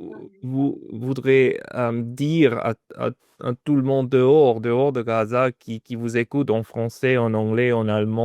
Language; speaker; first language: French; non-native, fluent; German